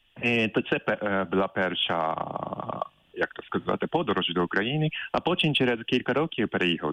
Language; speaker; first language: Ukrainian; non-native, fluent; Japanese